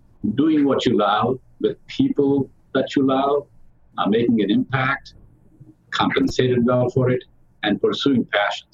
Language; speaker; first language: English; non-native, local second language; Telugu